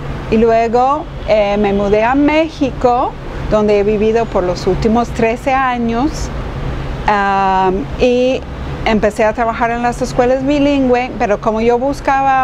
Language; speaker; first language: Spanish; non-native, fluent; English